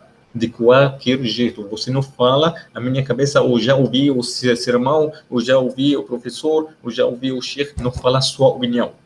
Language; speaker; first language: Portuguese; non-native, learner; Arabic